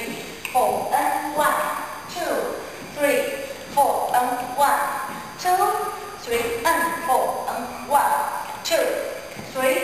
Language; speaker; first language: English; non-native, learner; Chinese